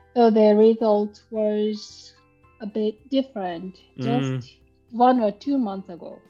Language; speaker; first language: English; non-native, learner; Japanese